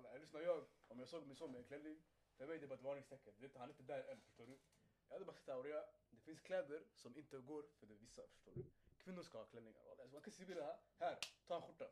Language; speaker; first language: Swedish; early bilingual, other home language; Somali